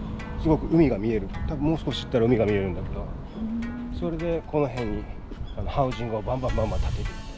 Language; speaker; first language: Japanese; native; Japanese